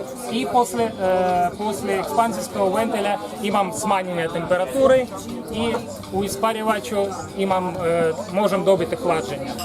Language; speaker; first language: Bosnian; non-native, learner; Ukrainian